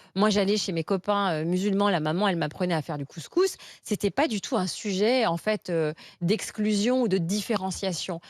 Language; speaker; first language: French; native; French